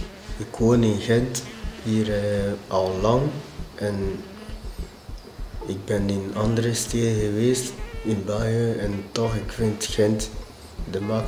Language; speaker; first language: Dutch; non-native, fluent; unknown